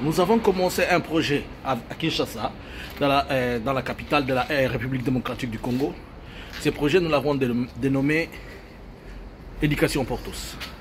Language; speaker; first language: French; non-native, local second language; Swahili